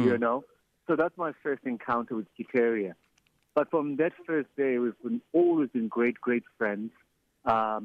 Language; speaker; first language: English; non-native, local second language; Xhosa